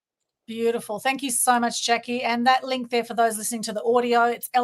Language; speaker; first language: English; native; English